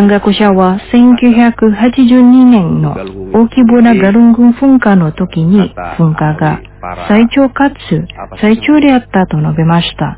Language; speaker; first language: Japanese; non-native, fluent; Indonesian